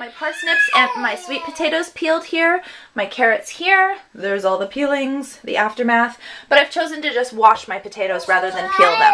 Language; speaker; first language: English; native; English